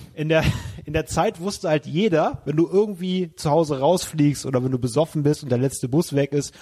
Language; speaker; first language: German; native; German